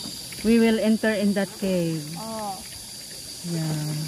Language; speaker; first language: English; non-native, local second language; Filipino